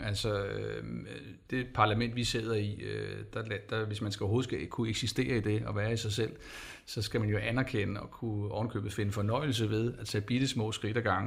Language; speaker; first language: Danish; native; Danish